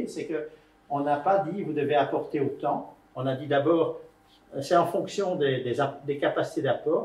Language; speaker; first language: French; native; French